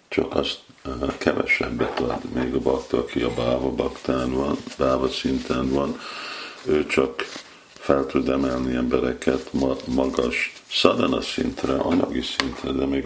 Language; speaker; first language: Hungarian; non-native, fluent; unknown